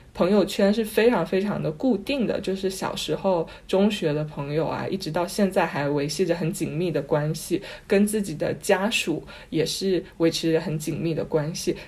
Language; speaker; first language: Chinese; non-native, local second language; Cantonese